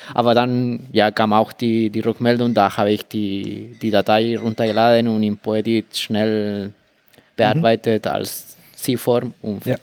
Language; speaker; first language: German; non-native, fluent; Spanish